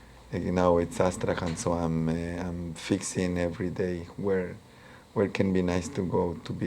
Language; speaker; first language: English; non-native, local second language; Spanish